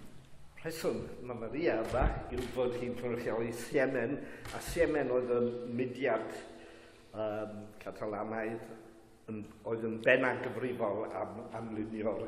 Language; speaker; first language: Welsh; native; Welsh